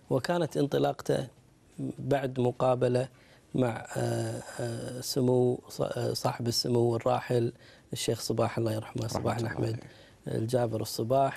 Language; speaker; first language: Arabic; native; Arabic